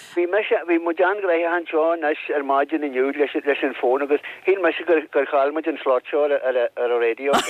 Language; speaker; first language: Irish; non-native, local second language; English